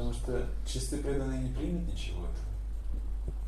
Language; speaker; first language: Russian; native; Russian